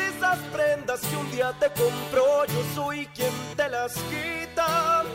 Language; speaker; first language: Spanish; native; Spanish